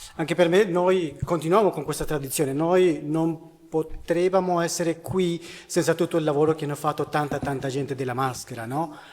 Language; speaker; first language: Italian; non-native, learner; Spanish